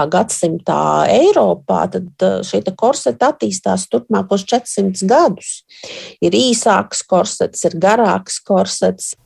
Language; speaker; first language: Latvian; native; Latvian